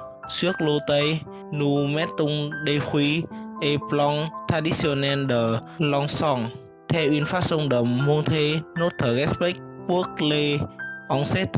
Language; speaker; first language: French; non-native, learner; Vietnamese